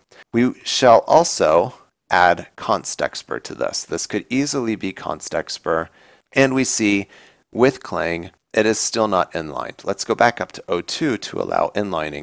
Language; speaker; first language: English; native; English